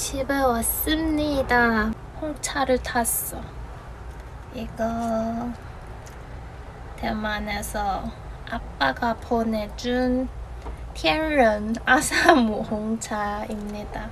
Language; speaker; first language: Korean; non-native, fluent; Chinese